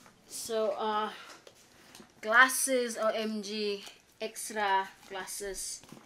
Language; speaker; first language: English; non-native, fluent; Indonesian